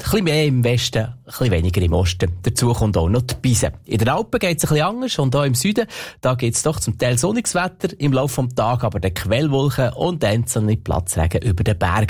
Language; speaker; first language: German; native; German